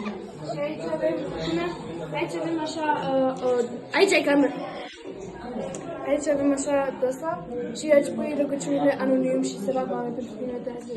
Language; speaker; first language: Romanian; early bilingual, heritage; Romanian